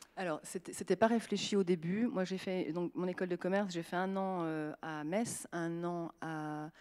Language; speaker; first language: French; native; French